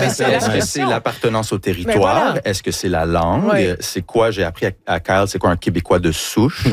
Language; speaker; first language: French; non-native, local second language; English